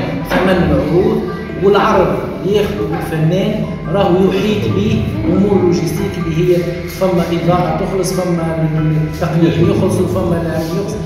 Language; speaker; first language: Arabic; native; Arabic